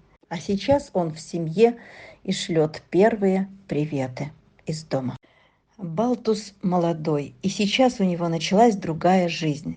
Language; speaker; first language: Russian; native; Russian